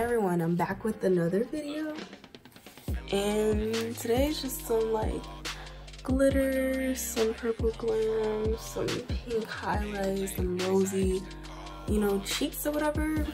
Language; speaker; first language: English; native; English